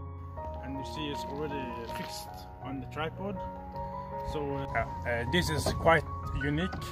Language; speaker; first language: English; non-native, fluent; Norwegian